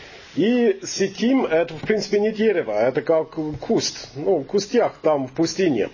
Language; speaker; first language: Russian; non-native, fluent; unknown